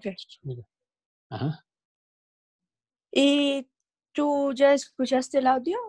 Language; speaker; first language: Spanish; non-native, learner; English